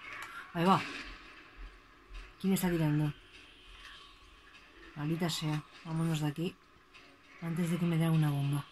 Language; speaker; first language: Spanish; native; Spanish